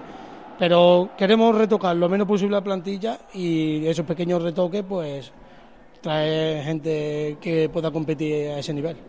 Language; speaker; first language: Spanish; native; Spanish